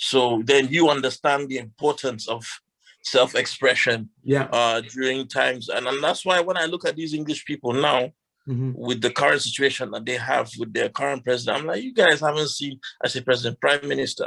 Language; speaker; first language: English; non-native, local second language; Hausa